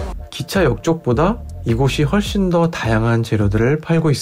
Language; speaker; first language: Korean; native; Korean